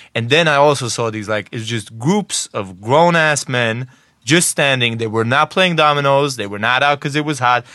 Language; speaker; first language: English; non-native, fluent; Swedish